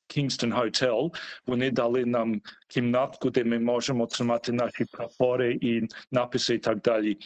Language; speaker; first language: Ukrainian; early bilingual, heritage; Ukrainian